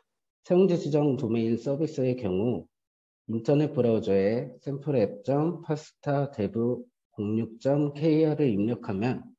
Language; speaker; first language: Korean; native; Korean